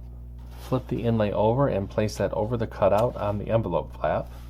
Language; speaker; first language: English; native; English